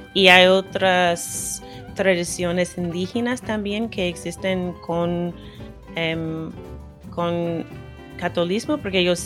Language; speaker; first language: Spanish; non-native, fluent; English